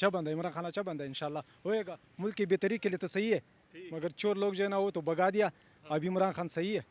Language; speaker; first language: Urdu; non-native, local second language; Pashto